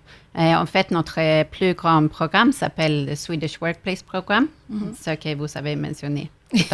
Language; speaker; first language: French; non-native, fluent; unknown